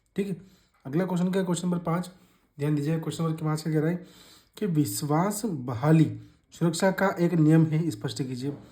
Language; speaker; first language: Hindi; native; Hindi